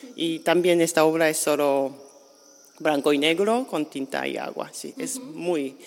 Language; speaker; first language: Spanish; non-native, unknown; Japanese